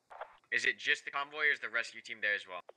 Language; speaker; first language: English; native; English